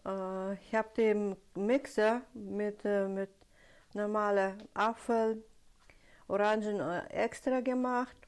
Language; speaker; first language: German; non-native, learner; Russian